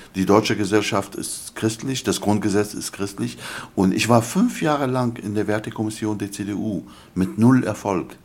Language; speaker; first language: German; non-native, fluent; Arabic